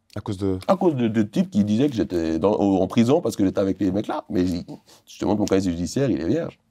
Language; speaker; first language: French; native; French